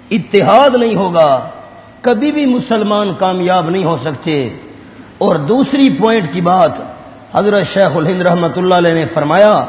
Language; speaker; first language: Urdu; non-native, local second language; Pashto